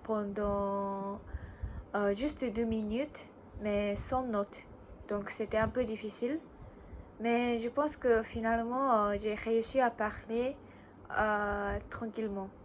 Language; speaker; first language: French; non-native, learner; Japanese